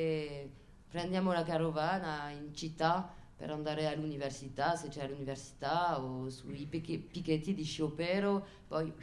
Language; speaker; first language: Italian; non-native, fluent; French